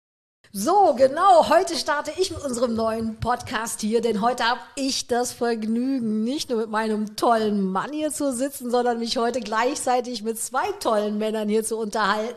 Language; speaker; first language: German; native; German